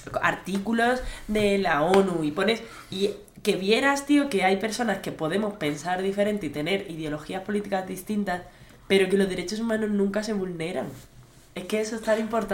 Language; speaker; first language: Spanish; native; Spanish